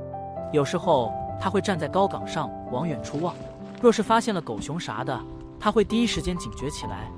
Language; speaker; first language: Chinese; native; Chinese